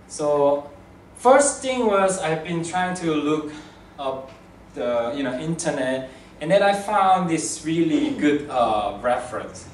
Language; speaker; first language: English; non-native, fluent; Korean